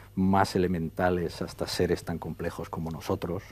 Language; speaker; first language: Spanish; native; Spanish